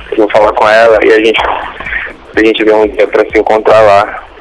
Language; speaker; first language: Portuguese; native; Portuguese